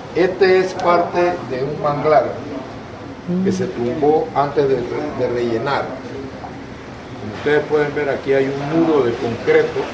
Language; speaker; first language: Spanish; native; Spanish